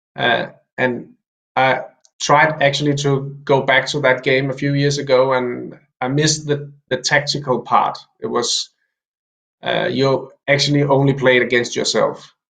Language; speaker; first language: English; non-native, fluent; Danish